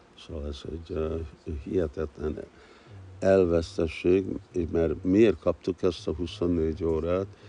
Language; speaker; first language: Hungarian; early bilingual, heritage; Hungarian